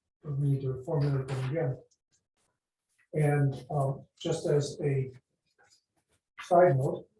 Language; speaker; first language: English; native; English